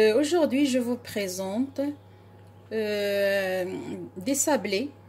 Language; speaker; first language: French; non-native, local second language; Arabic